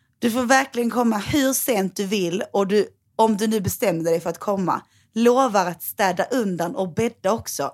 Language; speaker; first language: Swedish; native; Swedish